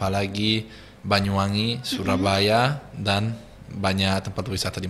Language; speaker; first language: Indonesian; non-native, fluent; Italian